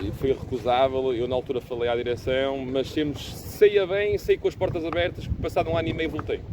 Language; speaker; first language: Portuguese; early bilingual, heritage; Portuguese